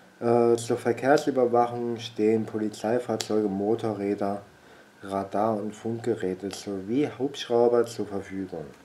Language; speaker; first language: German; native; German